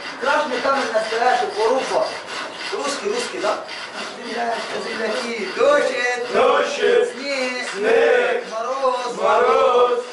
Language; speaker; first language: Russian; non-native, learner; Arabic